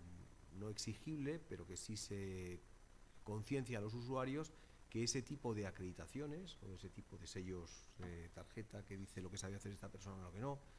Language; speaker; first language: Spanish; native; Spanish